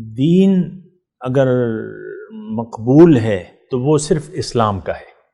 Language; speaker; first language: Urdu; non-native, local second language; Pashto